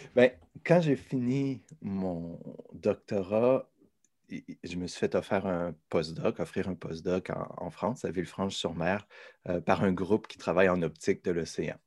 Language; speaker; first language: French; native; French